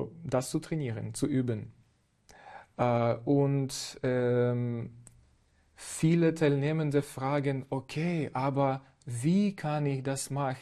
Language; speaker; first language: German; non-native, fluent; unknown